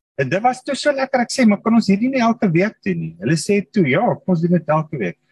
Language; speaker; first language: Afrikaans; native; Afrikaans